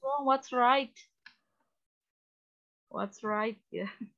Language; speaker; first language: English; non-native, fluent; Indonesian